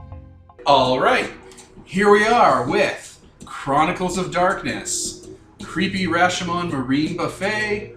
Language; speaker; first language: English; native; English